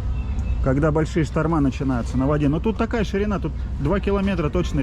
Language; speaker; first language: Russian; native; Russian